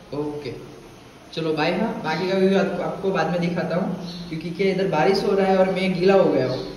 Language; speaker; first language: Hindi; non-native, local second language; Gujarati